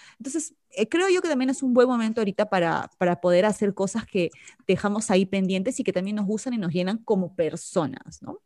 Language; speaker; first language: Spanish; native; Spanish